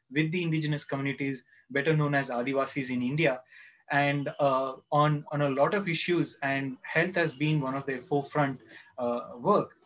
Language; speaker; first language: English; non-native, local second language; Kannada